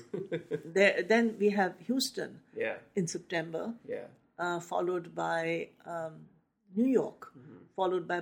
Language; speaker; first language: English; non-native, local second language; Hindi